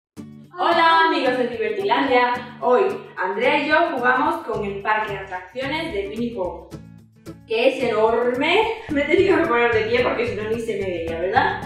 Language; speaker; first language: Spanish; native; Spanish